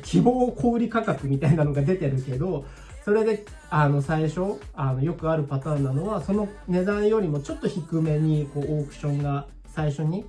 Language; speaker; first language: Japanese; native; Japanese